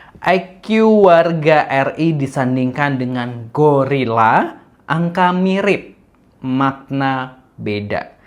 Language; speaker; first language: Indonesian; native; Indonesian